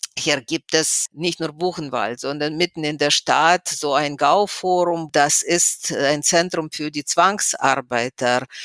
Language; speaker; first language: German; non-native, fluent; Russian